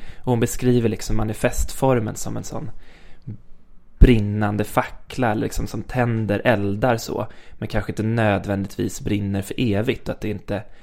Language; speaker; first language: Swedish; native; Swedish